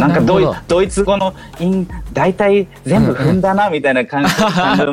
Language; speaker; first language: Japanese; early bilingual, heritage; German